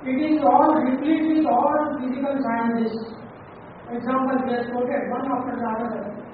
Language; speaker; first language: English; non-native, local second language; Marathi